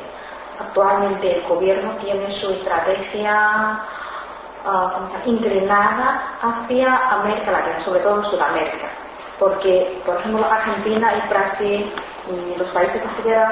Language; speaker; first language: Spanish; non-native, fluent; Chinese